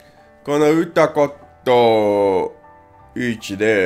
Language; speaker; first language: Japanese; non-native, learner; English